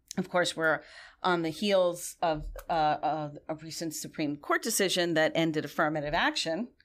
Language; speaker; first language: English; non-native, local second language; Spanish